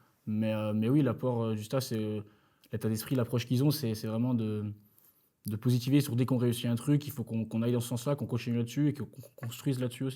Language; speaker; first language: French; native; French